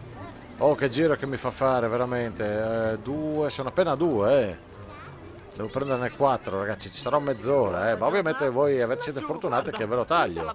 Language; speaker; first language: Italian; native; Italian